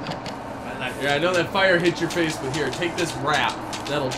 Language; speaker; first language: English; native; English